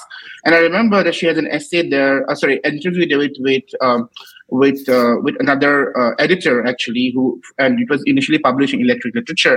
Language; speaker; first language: English; non-native, local second language; Assamese